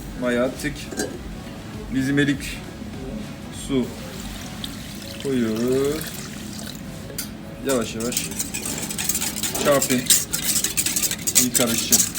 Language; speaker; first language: Turkish; non-native, learner; French